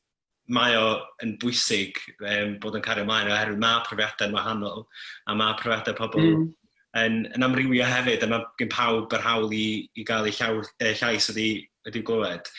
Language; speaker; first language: Welsh; native; Welsh